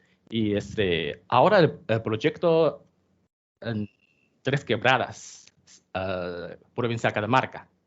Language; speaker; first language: Spanish; non-native, learner; Chinese